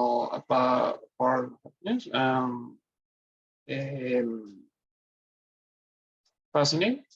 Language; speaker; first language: English; non-native, learner; Spanish